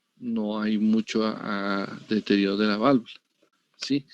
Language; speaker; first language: Spanish; native; Spanish